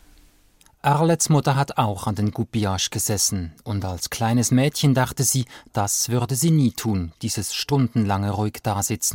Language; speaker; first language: German; native; German